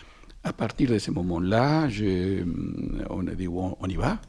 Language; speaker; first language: French; non-native, fluent; Spanish